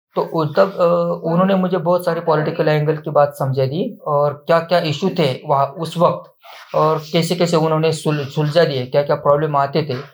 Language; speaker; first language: Hindi; non-native, local second language; Marathi